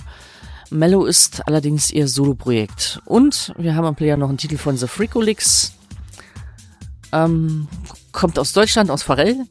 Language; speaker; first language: German; native; German